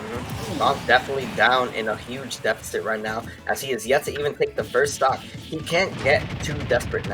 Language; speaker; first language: English; native; English